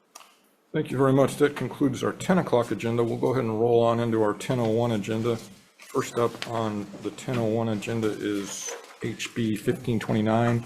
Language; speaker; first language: English; native; English